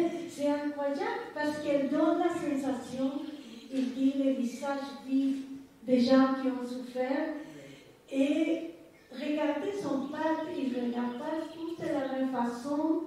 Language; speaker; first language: French; non-native, fluent; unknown